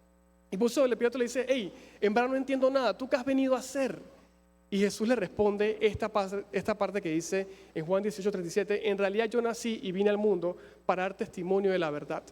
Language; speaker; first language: Spanish; native; Spanish